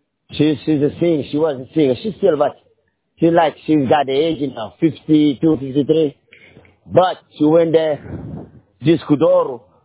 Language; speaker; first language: English; non-native, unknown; Portuguese